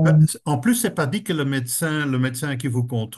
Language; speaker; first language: French; native; French